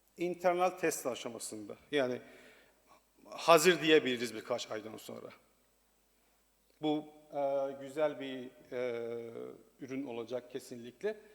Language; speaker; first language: Turkish; non-native, learner; Persian